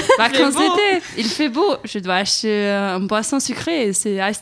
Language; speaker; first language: French; non-native, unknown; Swedish